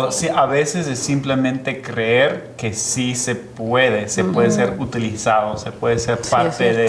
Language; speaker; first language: Spanish; non-native, fluent; English